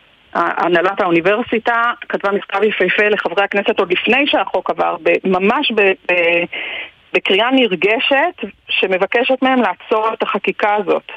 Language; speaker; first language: Hebrew; native; Hebrew